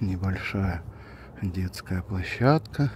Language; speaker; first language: Russian; native; Russian